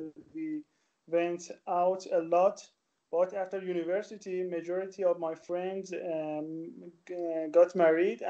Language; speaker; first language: English; non-native, learner; Persian